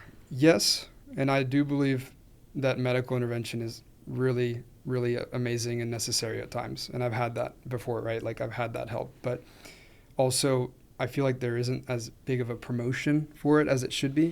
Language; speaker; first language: English; non-native, fluent; Spanish